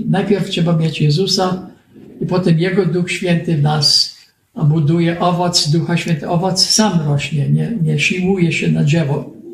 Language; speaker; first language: Polish; early bilingual, heritage; Polish